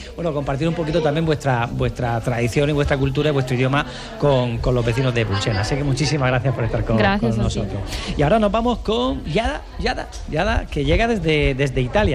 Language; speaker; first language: Spanish; native; Spanish